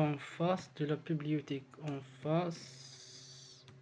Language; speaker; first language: French; non-native, learner; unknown